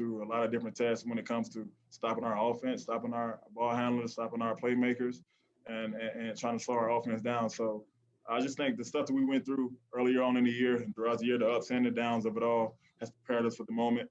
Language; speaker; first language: English; native; English